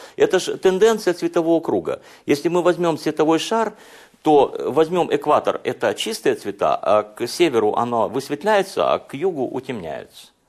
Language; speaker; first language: Russian; non-native, local second language; Hungarian